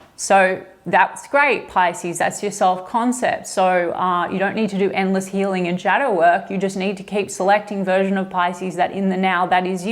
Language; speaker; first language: English; native; English